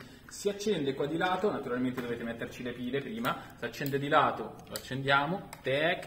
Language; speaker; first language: Italian; native; Italian